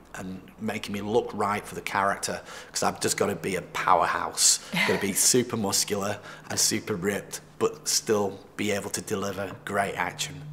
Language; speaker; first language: English; native; English